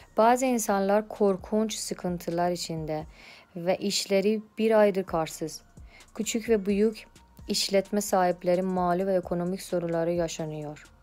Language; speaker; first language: Turkish; non-native, learner; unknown